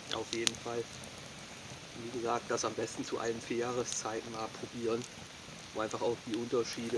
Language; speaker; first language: German; native; German